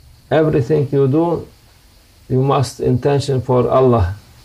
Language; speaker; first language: English; non-native, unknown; Turkish